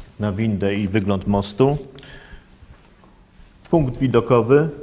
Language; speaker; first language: Polish; native; Polish